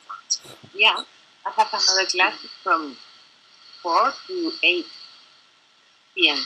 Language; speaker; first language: English; non-native, learner; Spanish